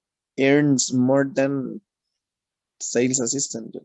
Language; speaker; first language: English; non-native, learner; Spanish